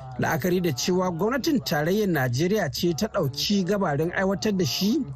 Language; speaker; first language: Hausa; native; Hausa